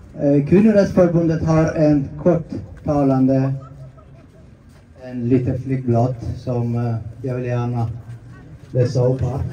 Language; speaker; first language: Swedish; non-native, fluent; Persian